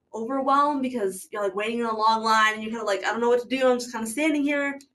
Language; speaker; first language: English; native; English